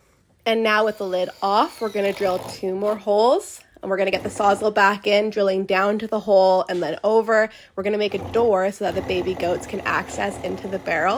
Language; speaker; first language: English; native; English